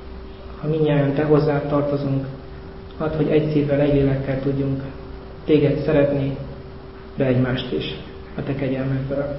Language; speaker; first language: Hungarian; native; Hungarian